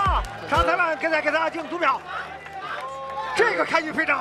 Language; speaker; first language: Chinese; native; Chinese